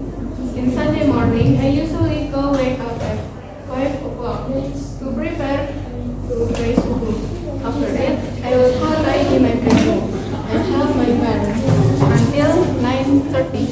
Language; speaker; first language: English; non-native, learner; Indonesian